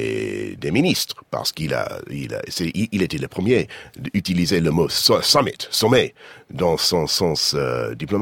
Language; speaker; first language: French; non-native, fluent; English